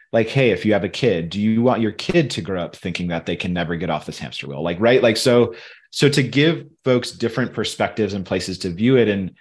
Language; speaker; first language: English; native; English